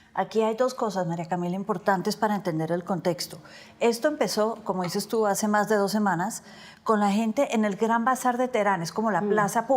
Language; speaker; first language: Spanish; native; Spanish